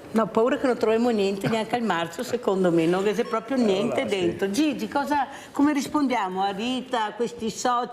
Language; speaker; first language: Italian; native; Italian